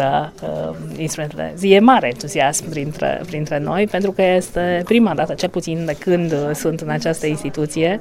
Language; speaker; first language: Romanian; native; Romanian